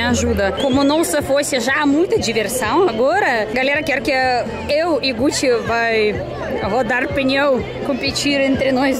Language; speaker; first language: Portuguese; non-native, fluent; Russian